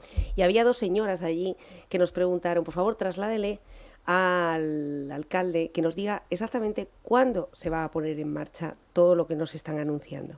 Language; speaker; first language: Spanish; native; Spanish